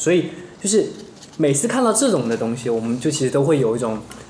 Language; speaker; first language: Chinese; native; Chinese